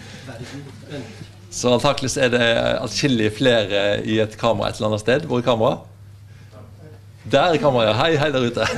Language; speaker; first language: Norwegian; native; Norwegian